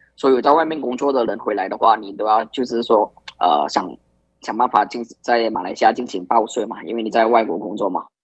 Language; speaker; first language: Chinese; native; Chinese